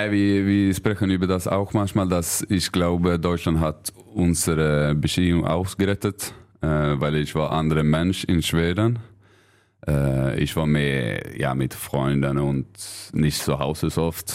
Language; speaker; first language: German; non-native, learner; Swedish